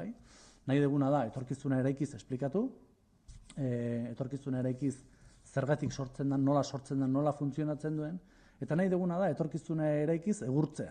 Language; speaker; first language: Basque; native; Basque